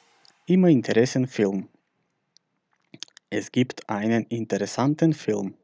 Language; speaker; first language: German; non-native, fluent; Macedonian